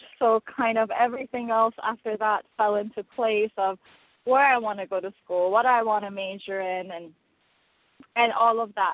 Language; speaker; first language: English; non-native, fluent; Persian